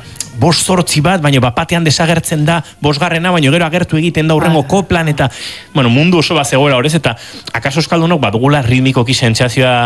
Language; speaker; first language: Basque; native; Basque